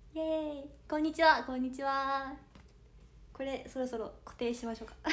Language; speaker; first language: Japanese; native; Japanese